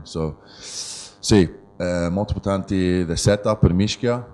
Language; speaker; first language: Italian; non-native, learner; English